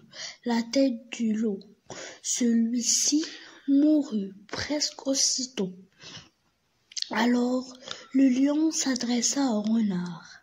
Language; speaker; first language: French; non-native, learner; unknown